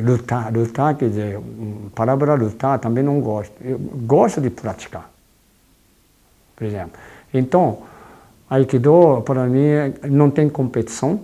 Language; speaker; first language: Portuguese; non-native, fluent; Japanese